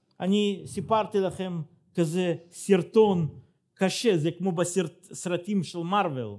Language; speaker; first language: Hebrew; non-native, fluent; Russian